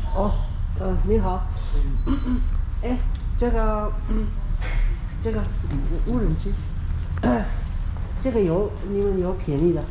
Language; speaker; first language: Chinese; non-native, learner; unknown